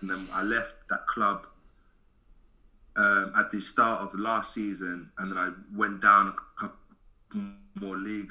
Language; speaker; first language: English; native; English